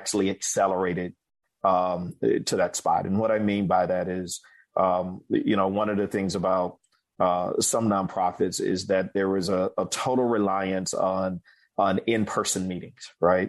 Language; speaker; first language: English; native; English